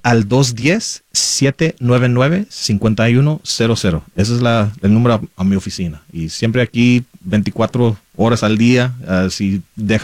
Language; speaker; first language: Spanish; non-native, local second language; English